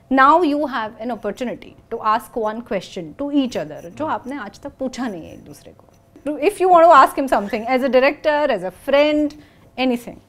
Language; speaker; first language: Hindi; non-native, local second language; Gujarati